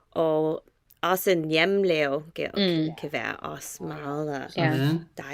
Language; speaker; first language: Danish; non-native, learner; English